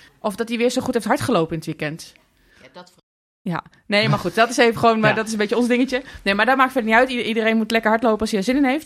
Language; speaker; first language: Dutch; native; Dutch